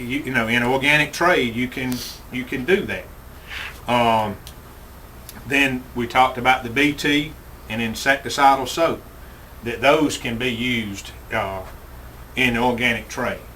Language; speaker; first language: English; native; English